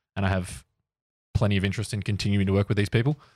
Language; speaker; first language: English; native; English